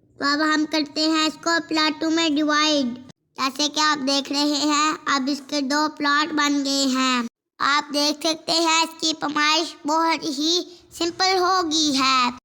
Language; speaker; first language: Urdu; non-native, local second language; Punjabi